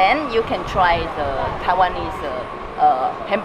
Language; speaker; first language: English; non-native, learner; Chinese